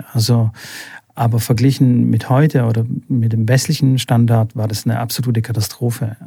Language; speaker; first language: German; early bilingual, other home language; Bulgarian